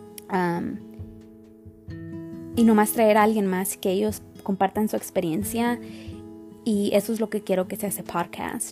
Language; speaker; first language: Spanish; early bilingual, heritage; Spanish